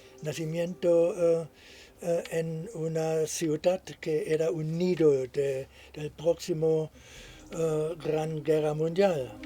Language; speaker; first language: Spanish; non-native, fluent; German